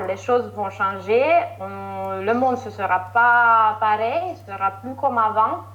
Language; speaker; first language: French; non-native, fluent; Romanian